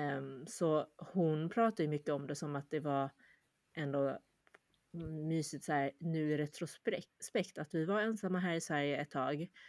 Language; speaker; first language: Swedish; early bilingual, other home language; Chinese